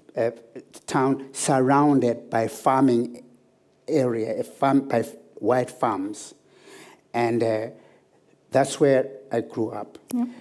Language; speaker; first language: English; non-native, local second language; Zulu